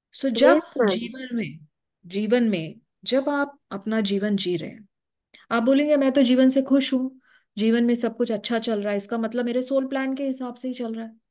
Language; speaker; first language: Hindi; native; Hindi